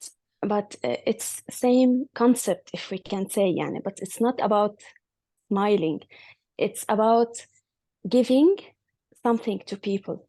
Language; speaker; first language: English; non-native, fluent; Arabic